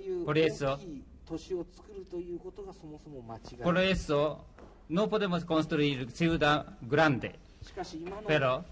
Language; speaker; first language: Spanish; non-native, learner; Japanese